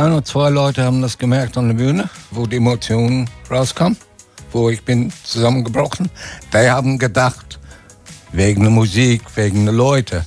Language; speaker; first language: German; non-native, fluent; English